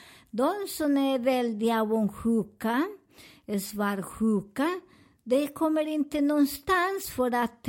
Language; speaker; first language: Swedish; non-native, learner; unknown